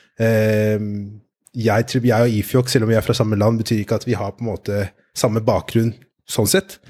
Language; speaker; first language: Norwegian; native; Norwegian